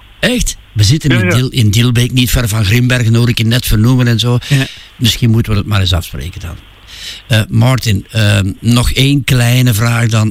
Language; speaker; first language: Dutch; native; Dutch